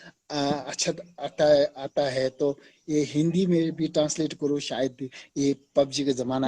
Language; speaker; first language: Hindi; non-native, local second language; Tibetan